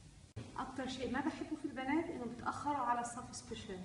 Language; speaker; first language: Arabic; native; Arabic